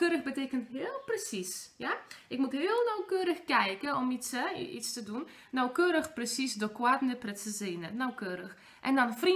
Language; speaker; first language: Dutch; non-native, fluent; Polish